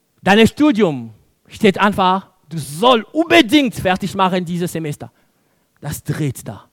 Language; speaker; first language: German; non-native, fluent; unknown